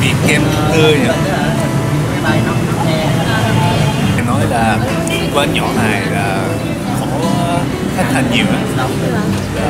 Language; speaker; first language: Vietnamese; non-native, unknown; Japanese